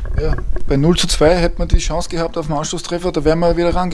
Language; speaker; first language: German; native; German